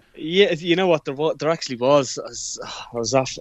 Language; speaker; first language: English; native; English